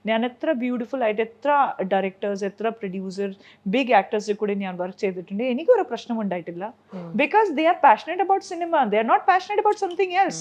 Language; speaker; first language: Malayalam; non-native, local second language; Punjabi